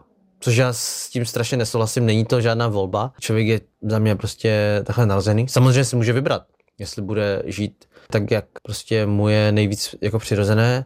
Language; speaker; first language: Czech; early bilingual, other home language; Vietnamese